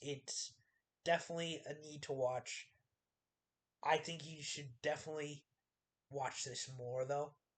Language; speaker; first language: English; native; English